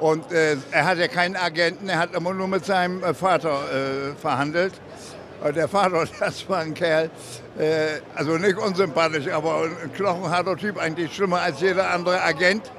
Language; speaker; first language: German; native; German